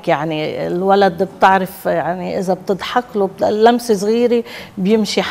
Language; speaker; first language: Arabic; native; Arabic